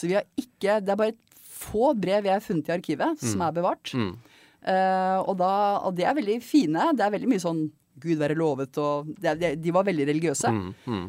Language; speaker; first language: Norwegian; native; Norwegian